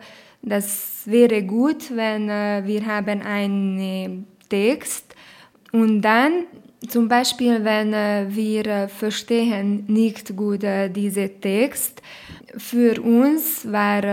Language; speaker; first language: German; non-native, learner; Romanian